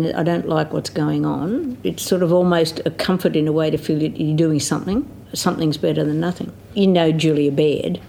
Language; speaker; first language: English; native; English